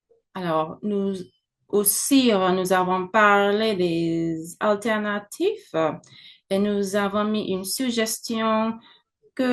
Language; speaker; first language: French; non-native, fluent; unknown